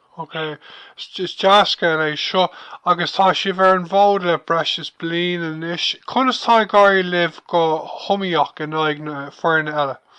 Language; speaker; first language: Irish; non-native, local second language; English